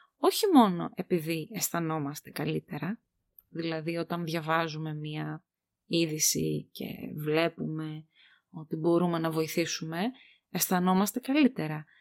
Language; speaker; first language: Greek; native; Greek